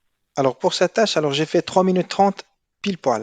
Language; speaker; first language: French; non-native, local second language; Arabic